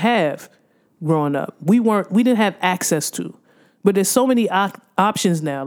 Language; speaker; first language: English; native; English